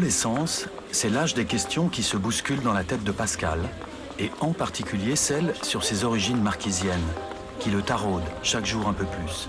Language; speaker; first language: French; native; French